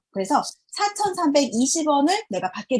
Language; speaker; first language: Korean; native; Korean